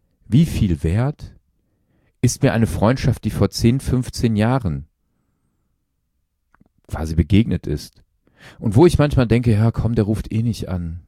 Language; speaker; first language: German; native; German